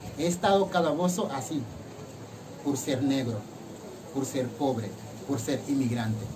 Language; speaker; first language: Spanish; non-native, fluent; Wolof